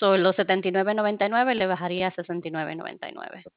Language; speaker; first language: Spanish; early bilingual, heritage; Spanish